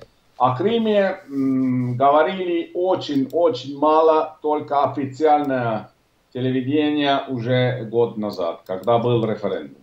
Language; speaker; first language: Russian; non-native, learner; Italian